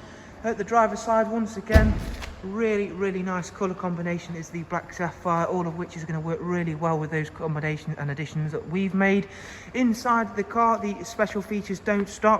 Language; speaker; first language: English; native; English